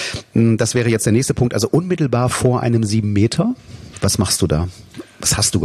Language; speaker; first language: German; native; German